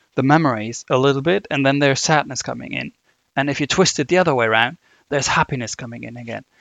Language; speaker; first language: English; non-native, fluent; German